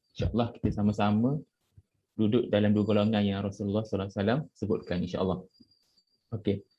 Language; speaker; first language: Malay; native; Malay